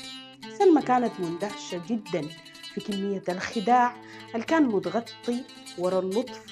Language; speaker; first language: Arabic; native; Arabic